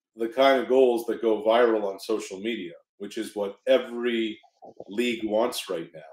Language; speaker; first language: English; native; English